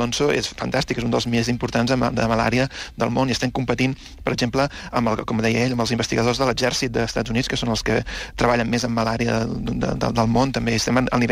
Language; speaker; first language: Catalan; native; Catalan